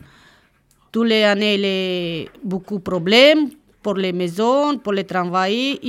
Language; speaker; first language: French; non-native, learner; Romanian